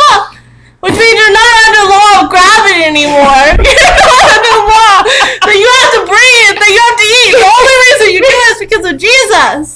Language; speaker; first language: English; native; English